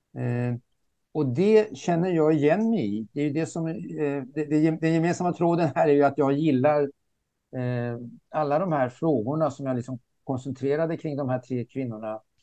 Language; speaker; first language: Swedish; early bilingual, other home language; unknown